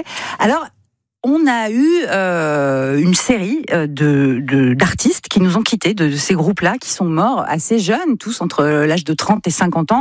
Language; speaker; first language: French; native; French